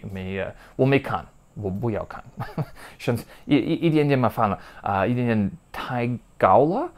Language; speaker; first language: Chinese; non-native, learner; English